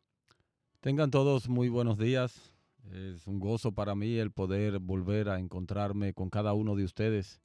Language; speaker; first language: Spanish; native; Spanish